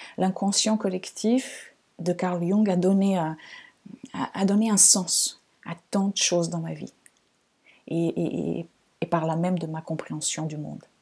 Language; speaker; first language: French; non-native, fluent; Portuguese